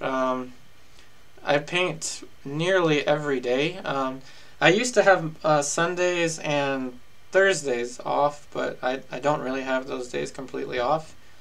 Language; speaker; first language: English; early bilingual, other home language; Spanish